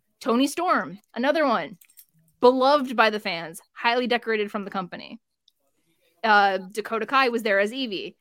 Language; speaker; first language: English; native; English